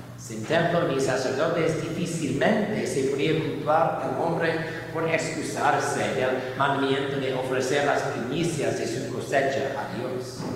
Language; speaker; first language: Spanish; non-native, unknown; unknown